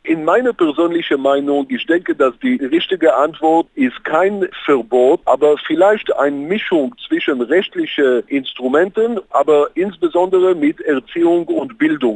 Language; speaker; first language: German; non-native, fluent; Hebrew